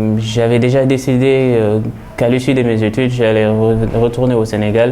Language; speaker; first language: French; non-native, local second language; Wolof